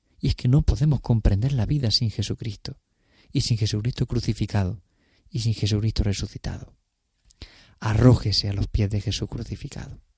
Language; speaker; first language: Spanish; native; Spanish